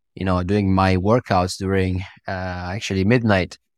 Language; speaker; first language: English; non-native, fluent; Italian